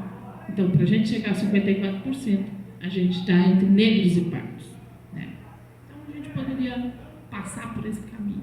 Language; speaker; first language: Portuguese; native; Portuguese